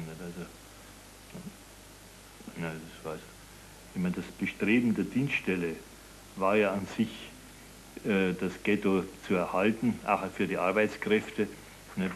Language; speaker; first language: German; native; German